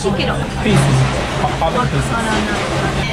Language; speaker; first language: Japanese; non-native, learner; French